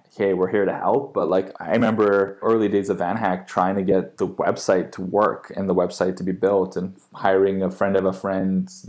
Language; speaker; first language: English; native; English